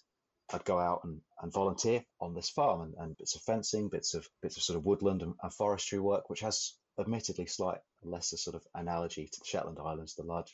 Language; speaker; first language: English; native; English